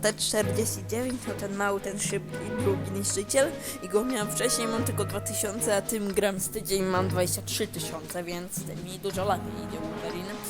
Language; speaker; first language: Polish; native; Polish